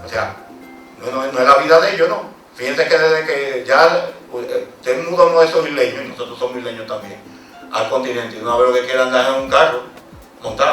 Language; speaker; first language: Spanish; native; Spanish